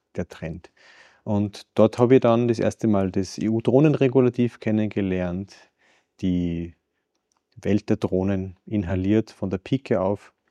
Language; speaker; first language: German; native; German